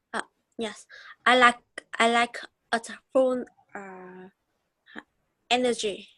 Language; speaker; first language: English; non-native, learner; Vietnamese